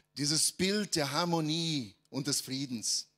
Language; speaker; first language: German; non-native, fluent; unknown